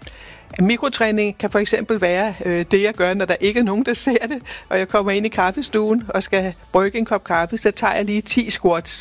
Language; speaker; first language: Danish; native; Danish